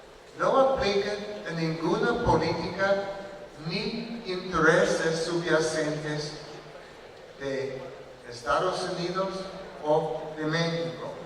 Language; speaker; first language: Spanish; non-native, learner; English